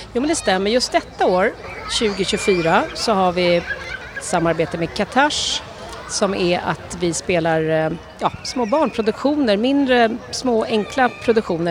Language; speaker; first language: Swedish; native; Swedish